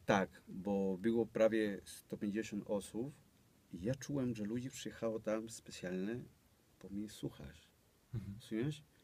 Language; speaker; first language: Polish; non-native, learner; Spanish